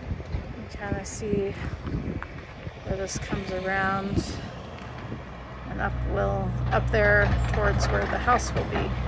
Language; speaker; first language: English; native; English